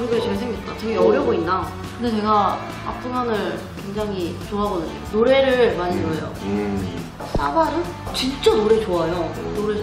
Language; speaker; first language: Korean; native; Korean